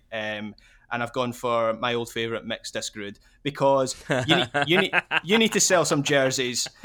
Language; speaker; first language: English; native; English